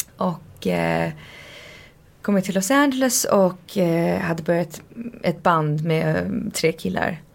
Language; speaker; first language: Swedish; early bilingual, heritage; Swedish